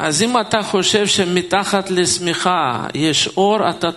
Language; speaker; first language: Hebrew; non-native, fluent; Russian